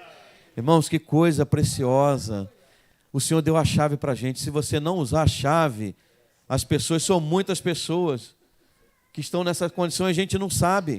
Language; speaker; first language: Portuguese; native; Portuguese